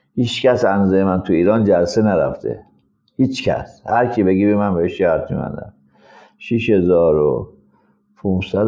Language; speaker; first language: Persian; native; Persian